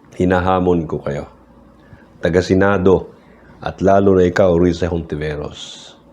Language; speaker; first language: Filipino; native; Filipino